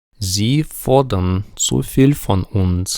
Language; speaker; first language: German; non-native, fluent; Ukrainian